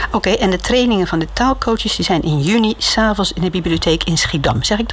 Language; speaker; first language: Dutch; native; Dutch